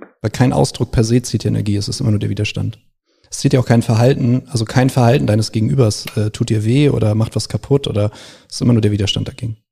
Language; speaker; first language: German; native; German